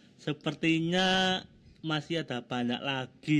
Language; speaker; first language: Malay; non-native, local second language; Javanese